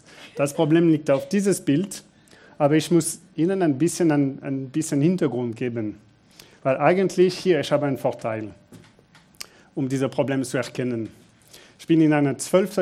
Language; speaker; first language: German; non-native, fluent; French